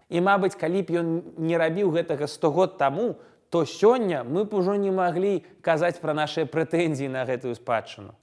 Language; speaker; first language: Belarusian; non-native, local second language; Russian